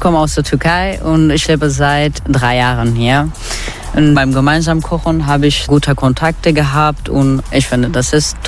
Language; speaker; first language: German; non-native, learner; Turkish